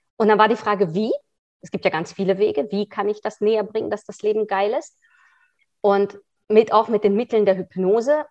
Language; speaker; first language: German; early bilingual, other home language; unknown